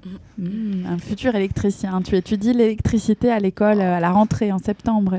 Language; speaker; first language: French; native; French